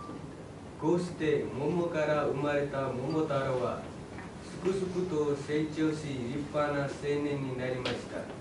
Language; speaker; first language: Japanese; non-native, fluent; Nepali